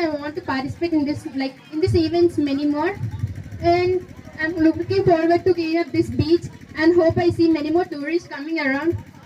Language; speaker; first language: English; non-native, local second language; Telugu